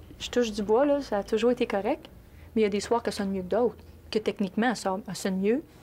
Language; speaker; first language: French; native; French